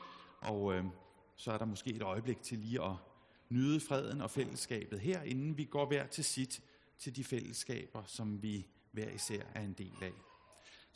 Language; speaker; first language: Danish; native; Danish